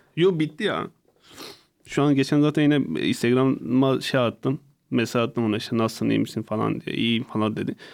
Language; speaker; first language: Turkish; non-native, local second language; Kurdish